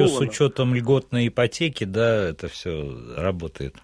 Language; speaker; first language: Russian; native; Russian